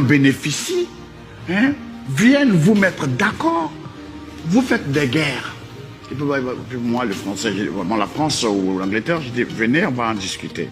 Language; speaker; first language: French; non-native, local second language; Dyula